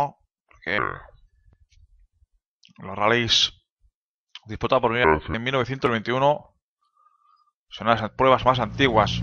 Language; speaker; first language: Spanish; native; Spanish